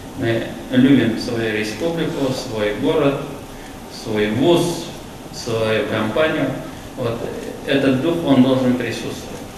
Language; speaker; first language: Russian; non-native, local second language; Tatar